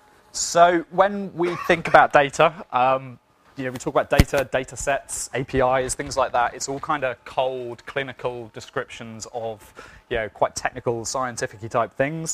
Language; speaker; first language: English; native; English